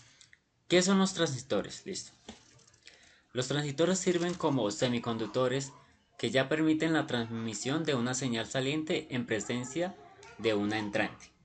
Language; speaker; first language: Spanish; native; Spanish